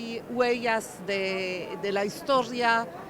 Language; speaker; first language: Spanish; non-native, fluent; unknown